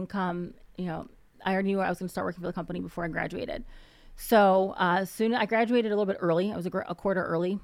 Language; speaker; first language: English; native; English